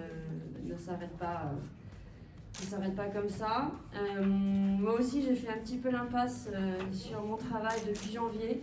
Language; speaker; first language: French; native; French